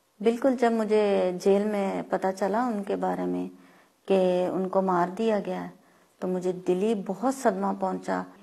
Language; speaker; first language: Urdu; non-native, local second language; Punjabi